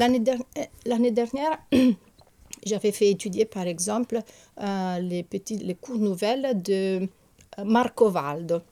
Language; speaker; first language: French; non-native, fluent; Italian